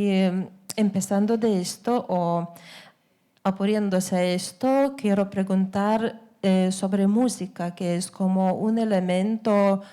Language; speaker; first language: Spanish; non-native, fluent; Lithuanian